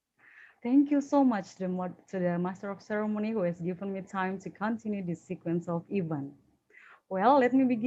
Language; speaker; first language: English; non-native, fluent; Indonesian